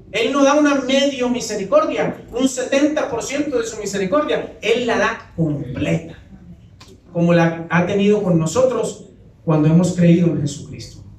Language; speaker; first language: Spanish; native; Spanish